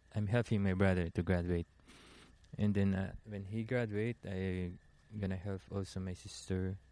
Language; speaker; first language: English; non-native, local second language; Filipino